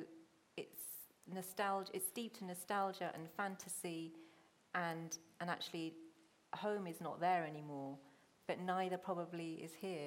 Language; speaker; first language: English; non-native, local second language; Punjabi